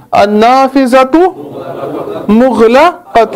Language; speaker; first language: Arabic; non-native, fluent; Urdu